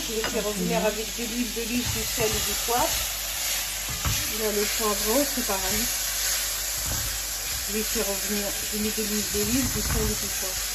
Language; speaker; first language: French; non-native, fluent; Arabic